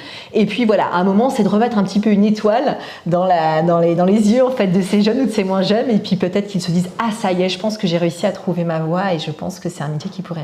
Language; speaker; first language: French; native; French